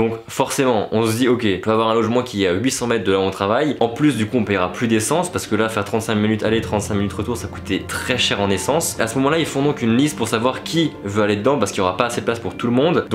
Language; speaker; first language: French; native; French